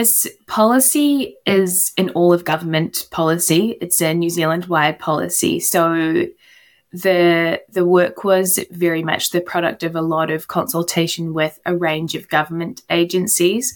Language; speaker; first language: English; native; English